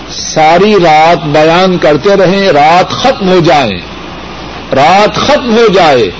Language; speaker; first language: Urdu; non-native, local second language; Punjabi